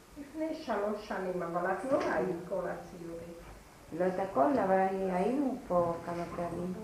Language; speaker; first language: Hebrew; non-native, fluent; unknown